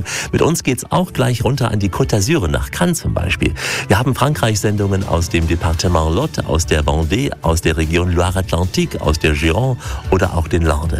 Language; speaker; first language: German; native; German